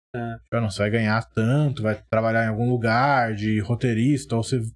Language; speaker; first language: Portuguese; native; Portuguese